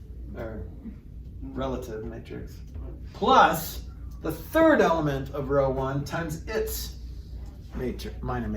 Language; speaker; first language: English; native; English